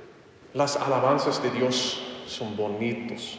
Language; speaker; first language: Spanish; non-native, fluent; English